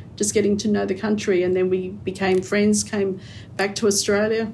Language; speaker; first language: English; native; English